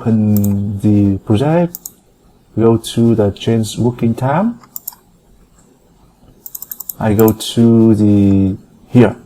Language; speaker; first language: English; non-native, fluent; Vietnamese